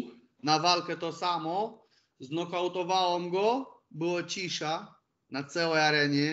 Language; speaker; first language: Polish; non-native, fluent; Romanian